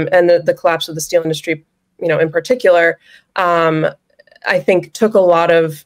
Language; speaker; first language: English; native; English